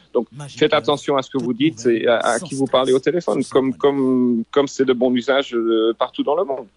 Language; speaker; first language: French; non-native, local second language; Haitian Creole